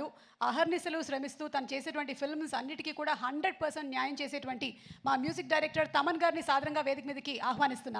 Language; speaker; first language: Telugu; native; Telugu